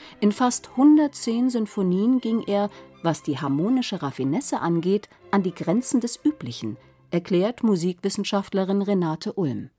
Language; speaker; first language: German; native; German